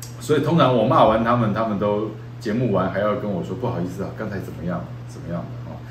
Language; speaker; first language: Chinese; native; Chinese